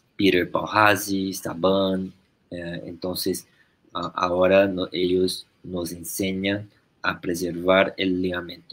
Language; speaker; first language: Spanish; non-native, fluent; Portuguese